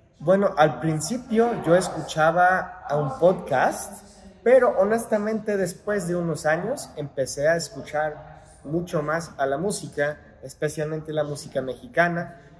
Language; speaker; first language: Spanish; non-native, fluent; English